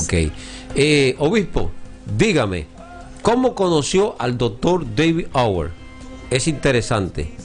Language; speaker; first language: Spanish; native; Spanish